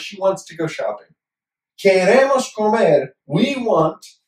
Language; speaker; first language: English; native; English